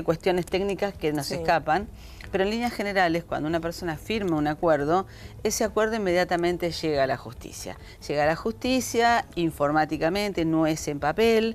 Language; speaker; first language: Spanish; native; Spanish